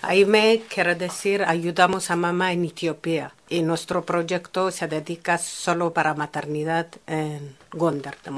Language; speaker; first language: Spanish; non-native, fluent; Amharic